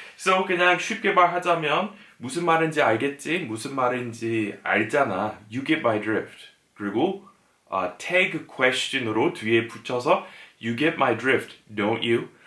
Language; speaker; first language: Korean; non-native, fluent; English